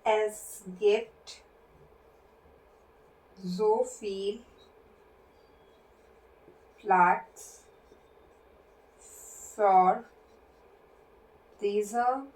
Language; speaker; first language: German; non-native, fluent; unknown